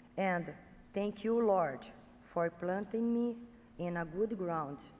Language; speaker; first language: English; non-native, fluent; Portuguese